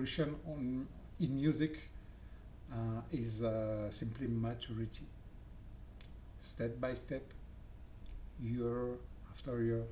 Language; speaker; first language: English; non-native, learner; French